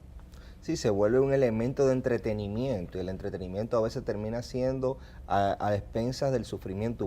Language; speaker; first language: Spanish; native; Spanish